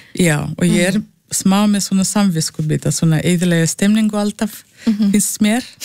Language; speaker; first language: Icelandic; non-native, fluent; Russian